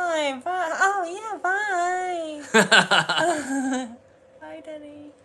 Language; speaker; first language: English; non-native, learner; Japanese